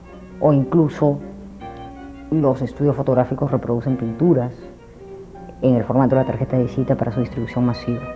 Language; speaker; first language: Spanish; native; Spanish